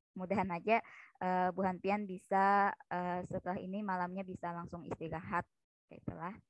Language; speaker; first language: Indonesian; native; Indonesian